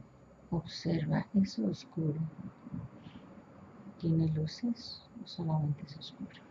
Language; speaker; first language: Spanish; native; Spanish